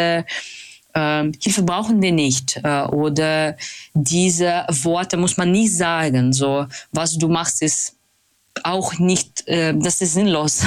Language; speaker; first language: German; non-native, fluent; Russian